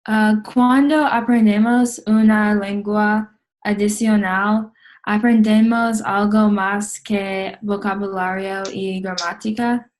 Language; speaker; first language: Spanish; non-native, learner; English